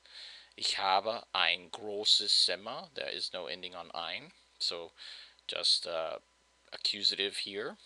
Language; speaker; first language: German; non-native, fluent; English